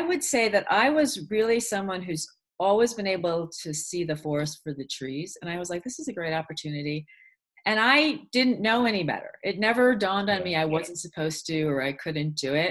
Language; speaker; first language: English; early bilingual, other home language; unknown